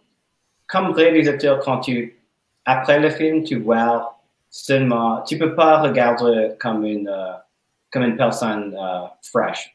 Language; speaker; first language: French; non-native, learner; English